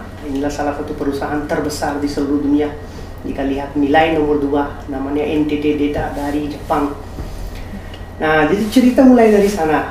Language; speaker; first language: Indonesian; non-native, fluent; Hindi